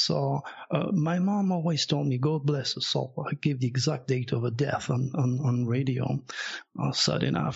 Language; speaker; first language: English; non-native, fluent; French